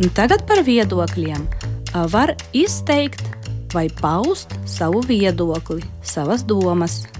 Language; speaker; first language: Latvian; native; Latvian